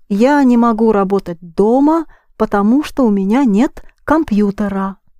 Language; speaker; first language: Russian; native; Russian